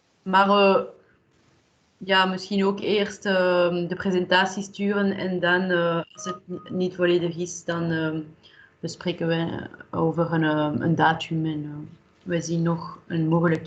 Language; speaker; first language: Dutch; non-native, local second language; French